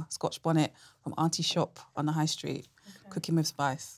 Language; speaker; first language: English; native; English